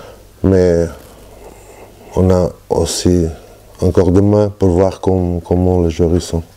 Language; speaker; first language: French; non-native, learner; Portuguese